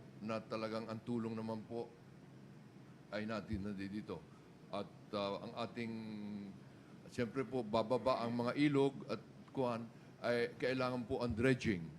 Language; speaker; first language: Filipino; native; Filipino